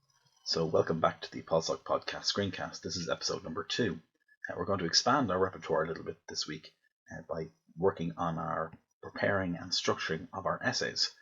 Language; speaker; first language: English; native; English